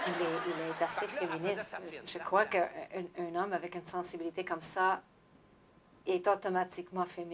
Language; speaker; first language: French; non-native, local second language; English